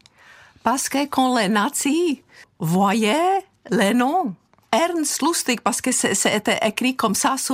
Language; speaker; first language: French; non-native, fluent; Czech